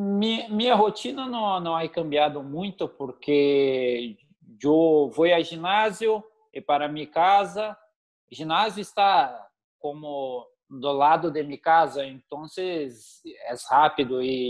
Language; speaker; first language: Spanish; non-native, learner; Portuguese